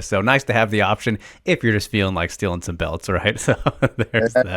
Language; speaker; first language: English; native; English